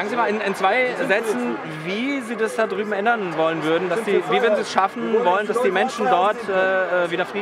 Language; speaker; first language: German; native; German